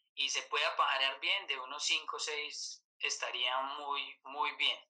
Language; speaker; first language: Spanish; native; Spanish